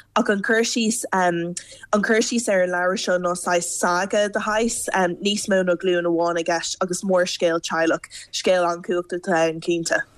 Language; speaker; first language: Irish; non-native, local second language; English